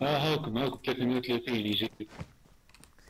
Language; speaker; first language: Arabic; native; Arabic